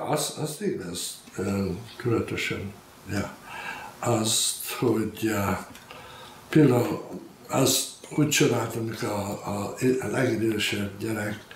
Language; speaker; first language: Hungarian; early bilingual, heritage; Hungarian